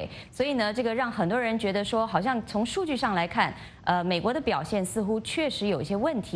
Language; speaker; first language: Chinese; native; Chinese